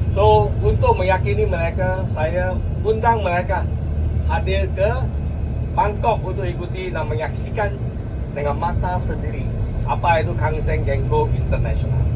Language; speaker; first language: Malay; non-native, local second language; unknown